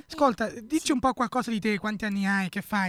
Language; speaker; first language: Italian; native; Italian